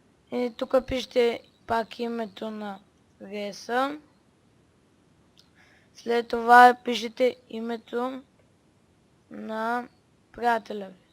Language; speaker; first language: Bulgarian; native; Bulgarian